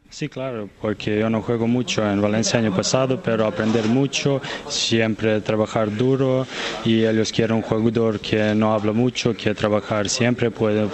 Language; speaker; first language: Spanish; non-native, learner; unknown